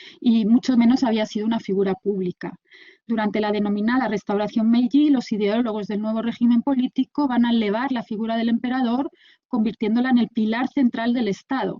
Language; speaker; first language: Spanish; native; Spanish